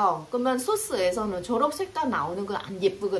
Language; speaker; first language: Korean; non-native, fluent; Vietnamese